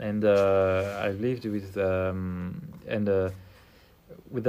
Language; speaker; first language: English; non-native, fluent; French